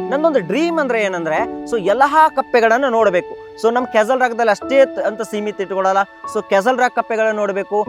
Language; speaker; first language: Kannada; native; Kannada